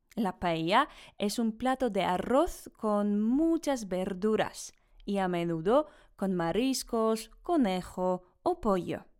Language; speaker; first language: Spanish; non-native, fluent; Polish